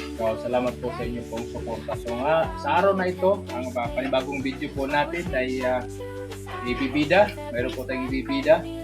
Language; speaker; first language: Filipino; non-native, local second language; Cebuano